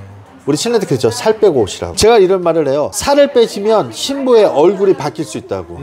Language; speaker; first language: Korean; native; Korean